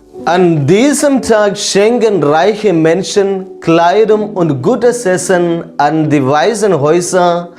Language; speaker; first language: German; non-native, fluent; Malayalam